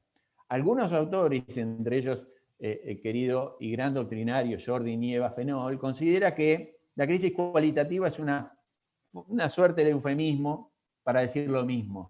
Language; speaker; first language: Spanish; native; Spanish